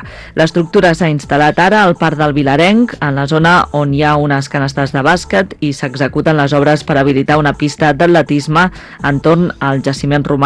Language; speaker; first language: Catalan; native; Catalan